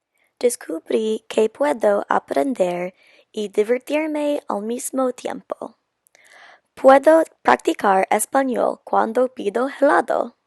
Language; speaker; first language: Spanish; non-native, learner; English